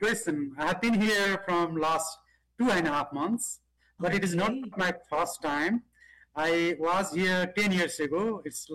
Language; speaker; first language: English; non-native, local second language; Nepali